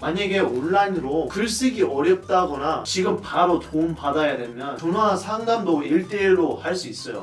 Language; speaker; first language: Korean; non-native, fluent; English